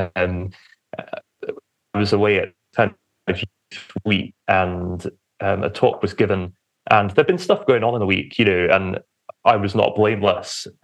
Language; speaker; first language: English; native; English